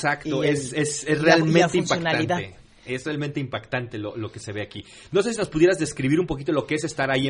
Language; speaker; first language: Spanish; native; Spanish